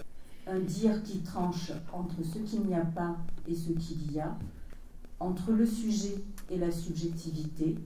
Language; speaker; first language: French; native; French